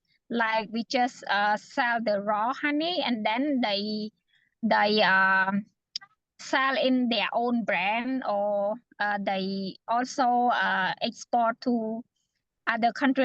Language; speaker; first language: English; non-native, fluent; Khmer